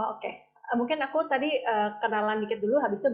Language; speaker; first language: Indonesian; native; Indonesian